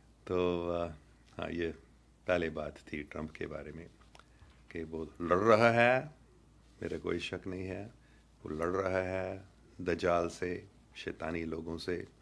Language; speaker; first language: Urdu; non-native, local second language; English